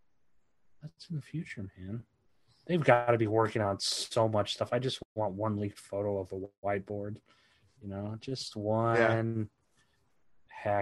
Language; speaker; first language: English; native; English